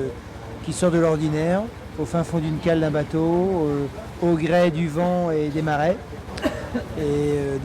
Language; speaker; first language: French; native; French